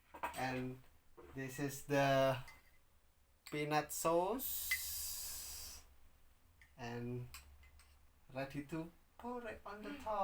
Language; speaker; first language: English; non-native, learner; Indonesian